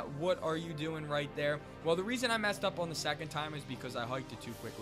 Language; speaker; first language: English; native; English